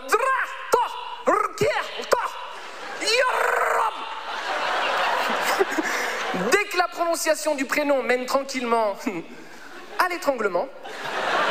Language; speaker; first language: French; early bilingual, other home language; Arabic